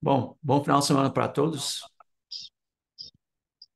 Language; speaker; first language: Portuguese; non-native, fluent; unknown